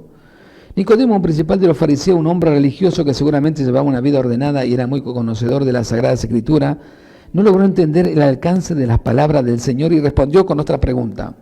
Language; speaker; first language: Spanish; native; Spanish